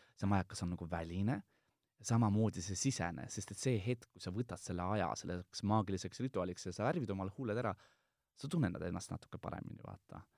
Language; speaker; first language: Estonian; non-native, local second language; Russian